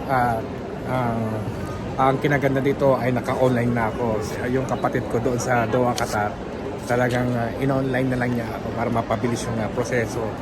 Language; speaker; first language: Filipino; native; Filipino